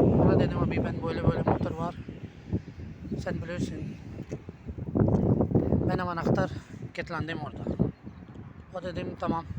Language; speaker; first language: Turkish; non-native, learner; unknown